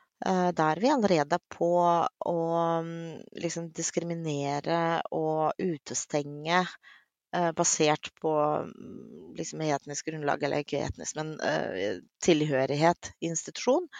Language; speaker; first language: Norwegian; non-native, fluent; Russian